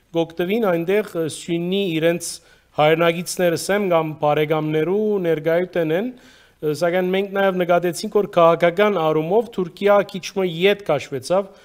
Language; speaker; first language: Armenian; early bilingual, heritage; Armenian